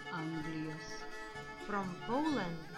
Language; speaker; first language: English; non-native, fluent; Lithuanian